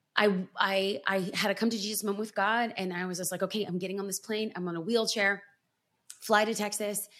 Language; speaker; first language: English; native; English